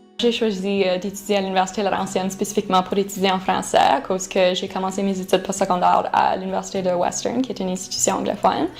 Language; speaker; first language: French; non-native, local second language; English